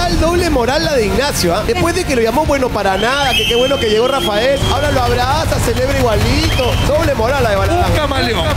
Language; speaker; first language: Spanish; native; Spanish